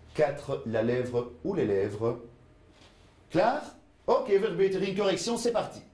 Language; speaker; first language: French; native; French